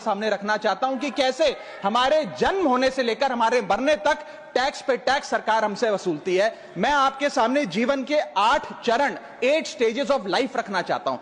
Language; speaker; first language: Hindi; native; Hindi